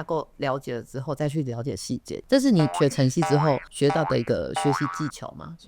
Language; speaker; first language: Chinese; native; Chinese